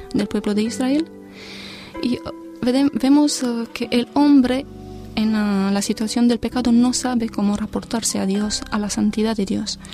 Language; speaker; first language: Spanish; non-native, fluent; Romanian